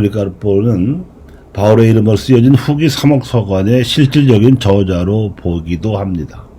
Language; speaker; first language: Korean; native; Korean